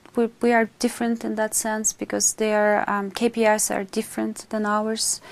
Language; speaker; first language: English; non-native, fluent; Russian